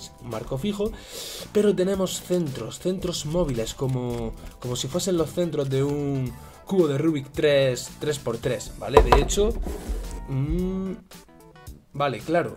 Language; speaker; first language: Spanish; native; Spanish